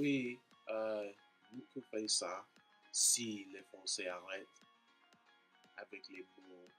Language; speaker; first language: French; non-native, learner; English